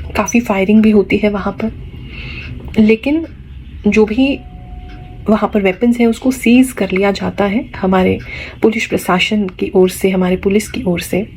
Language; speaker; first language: Hindi; native; Hindi